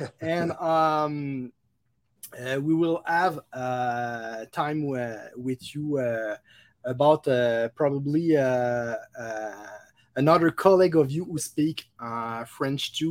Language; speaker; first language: English; non-native, local second language; French